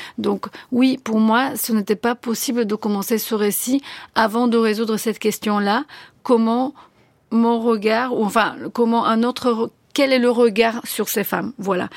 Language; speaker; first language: French; non-native, fluent; Bulgarian